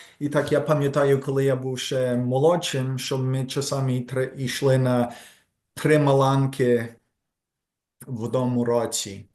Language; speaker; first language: Ukrainian; early bilingual, heritage; Ukrainian